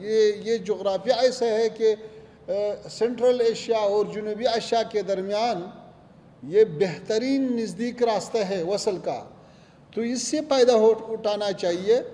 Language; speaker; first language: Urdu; non-native, fluent; Pashto